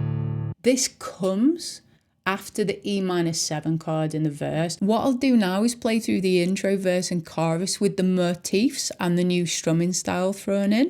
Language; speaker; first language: English; native; English